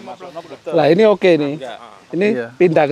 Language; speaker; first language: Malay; non-native, local second language; Javanese